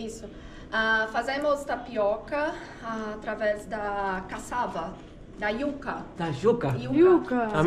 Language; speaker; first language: Spanish; non-native, learner; Portuguese